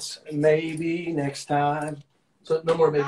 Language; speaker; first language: English; native; English